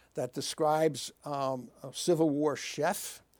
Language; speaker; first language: English; early bilingual, other home language; Italian